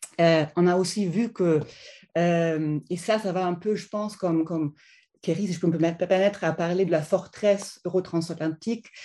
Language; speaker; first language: French; non-native, fluent; German